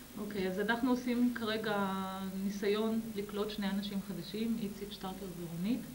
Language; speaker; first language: Hebrew; native; Hebrew